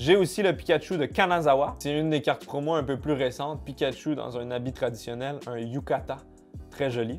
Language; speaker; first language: French; native; French